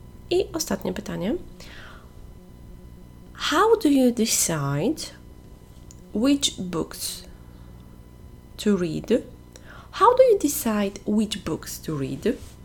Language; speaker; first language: English; non-native, fluent; Polish